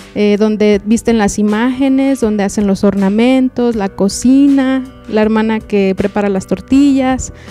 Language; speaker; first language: Spanish; native; Spanish